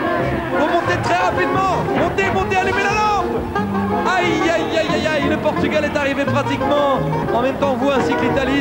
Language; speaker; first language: French; native; French